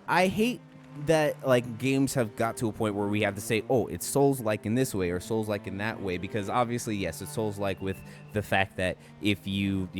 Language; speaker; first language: English; native; English